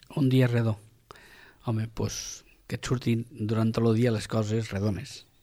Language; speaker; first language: Catalan; non-native, local second language; Spanish